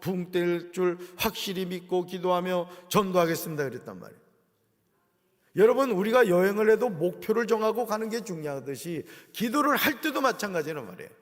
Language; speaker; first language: Korean; native; Korean